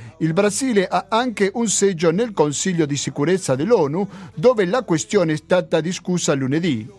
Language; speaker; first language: Italian; non-native, fluent; Spanish